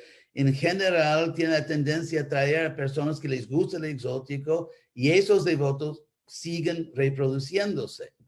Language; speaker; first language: Spanish; non-native, fluent; English